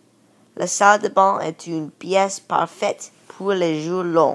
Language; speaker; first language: French; non-native, learner; English